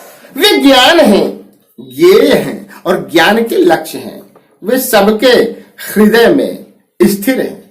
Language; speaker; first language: Hindi; native; Hindi